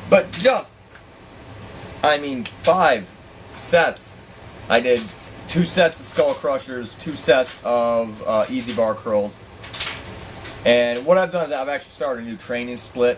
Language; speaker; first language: English; native; English